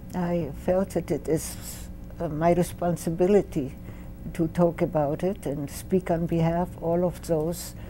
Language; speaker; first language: English; non-native, fluent; Polish